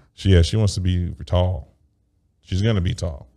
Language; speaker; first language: English; native; English